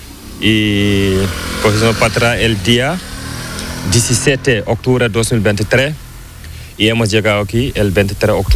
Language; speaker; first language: Spanish; non-native, learner; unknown